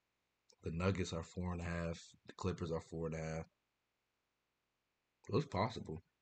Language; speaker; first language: English; native; English